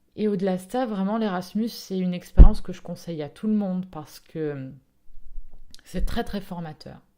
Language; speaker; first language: French; early bilingual, other home language; Italian